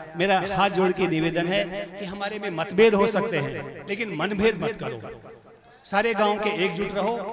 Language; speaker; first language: Hindi; native; Hindi